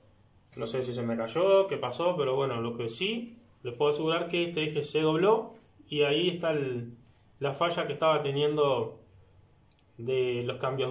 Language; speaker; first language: Spanish; native; Spanish